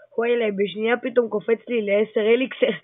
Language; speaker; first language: Hebrew; native; Hebrew